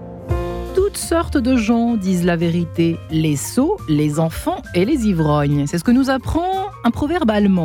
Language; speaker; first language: French; native; French